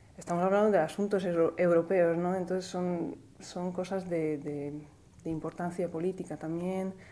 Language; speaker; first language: Spanish; non-native, fluent; Slovak